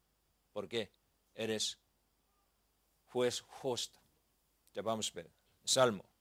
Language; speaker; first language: Spanish; non-native, learner; Korean